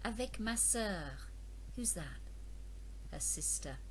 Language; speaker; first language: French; non-native, fluent; English